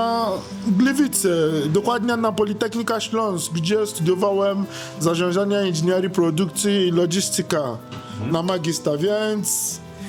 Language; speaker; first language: Polish; non-native, learner; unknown